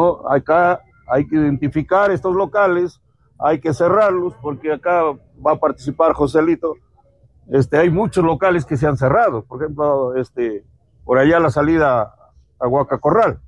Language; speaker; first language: Spanish; native; Spanish